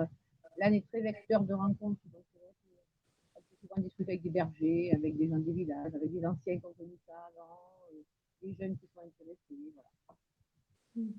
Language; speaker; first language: French; native; French